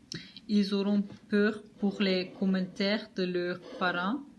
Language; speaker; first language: French; non-native, learner; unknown